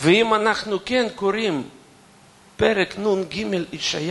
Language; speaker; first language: Hebrew; non-native, fluent; Russian